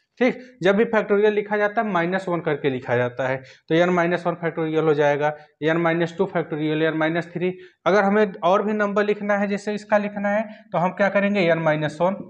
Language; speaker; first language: Hindi; native; Hindi